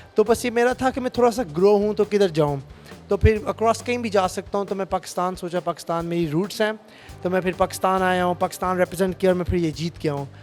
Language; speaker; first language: Urdu; early bilingual, heritage; Hindi